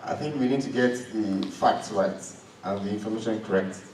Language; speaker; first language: English; non-native, local second language; Yoruba